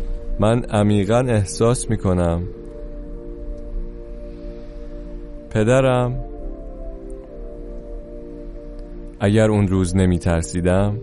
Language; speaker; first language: Persian; native; Persian